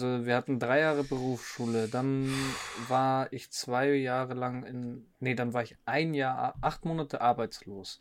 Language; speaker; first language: German; native; German